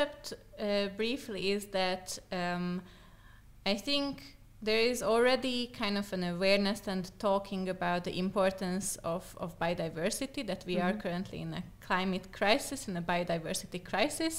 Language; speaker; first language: English; non-native, fluent; Slovak